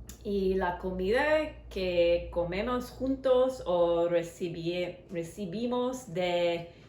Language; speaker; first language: Spanish; non-native, learner; English